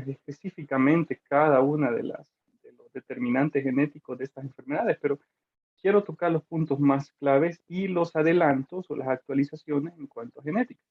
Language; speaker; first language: Spanish; native; Spanish